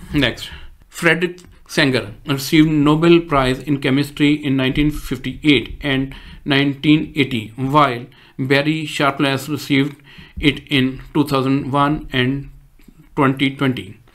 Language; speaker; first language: English; non-native, local second language; Urdu